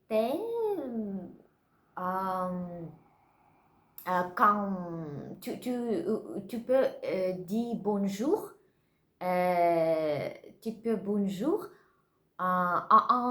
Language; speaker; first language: French; non-native, learner; Russian